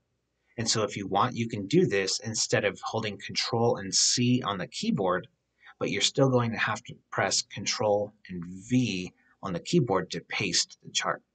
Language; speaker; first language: English; native; English